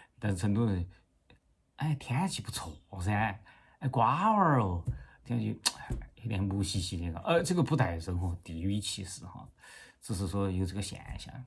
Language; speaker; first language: Chinese; native; Chinese